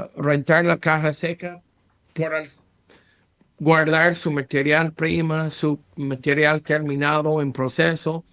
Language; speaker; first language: Spanish; non-native, learner; English